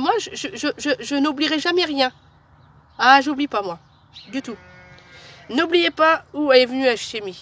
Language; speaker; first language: French; native; French